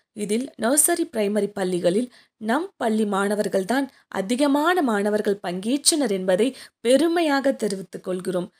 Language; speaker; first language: Tamil; native; Tamil